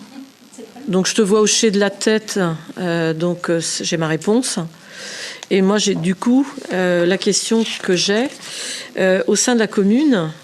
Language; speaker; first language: French; native; French